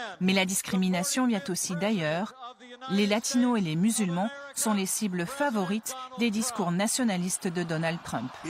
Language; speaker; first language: French; native; French